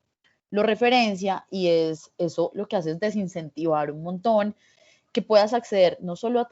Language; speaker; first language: Spanish; native; Spanish